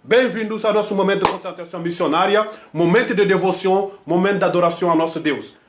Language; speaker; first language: Portuguese; non-native, fluent; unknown